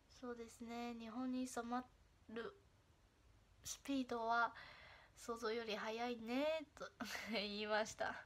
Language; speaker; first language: Japanese; non-native, fluent; Chinese